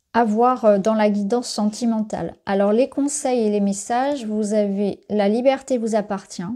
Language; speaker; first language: French; native; French